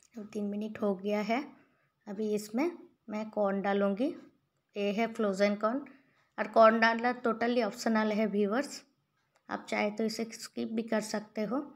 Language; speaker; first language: Hindi; non-native, local second language; Bangla